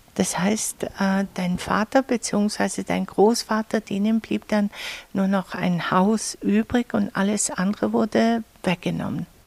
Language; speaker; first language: German; native; German